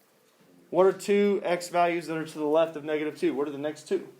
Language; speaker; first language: English; native; English